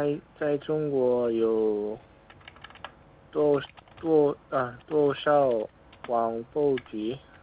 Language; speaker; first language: Chinese; non-native, learner; Korean